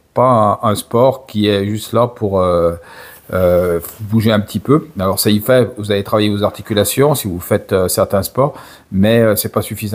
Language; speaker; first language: French; native; French